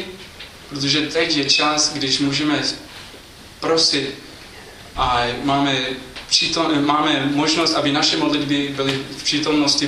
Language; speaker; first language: Czech; non-native, fluent; English